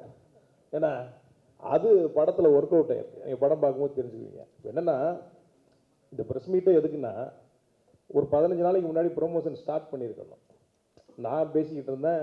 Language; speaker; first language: Tamil; native; Tamil